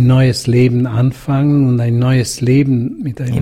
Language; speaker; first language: German; non-native, fluent; Hungarian